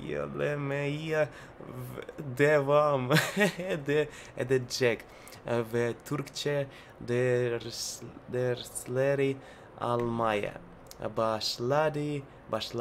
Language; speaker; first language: Turkish; non-native, learner; Russian